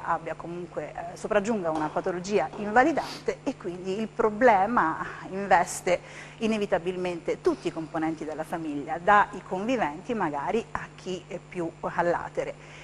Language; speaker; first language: Italian; native; Italian